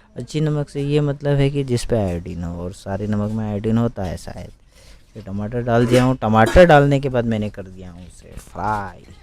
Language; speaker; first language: Hindi; non-native, local second language; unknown